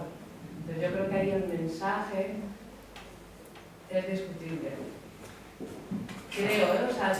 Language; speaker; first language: Spanish; native; Spanish